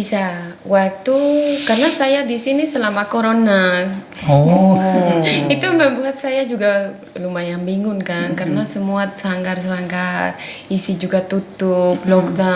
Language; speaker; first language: Indonesian; non-native, fluent; Spanish